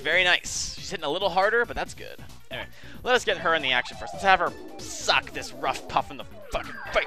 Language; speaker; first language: English; native; English